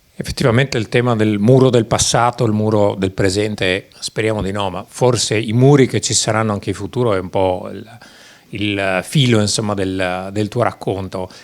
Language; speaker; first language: Italian; native; Italian